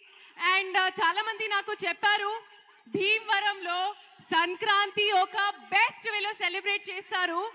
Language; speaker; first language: Telugu; non-native, learner; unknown